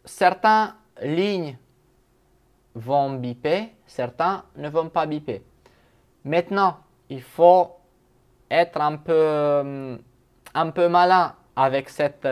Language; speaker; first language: French; non-native, fluent; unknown